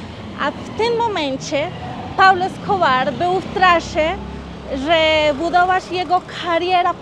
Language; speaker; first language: Polish; non-native, learner; Spanish